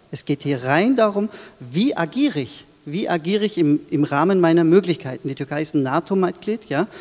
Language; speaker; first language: German; early bilingual, other home language; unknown